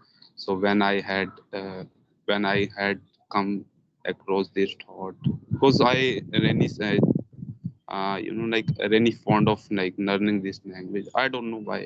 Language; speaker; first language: English; non-native, learner; Hindi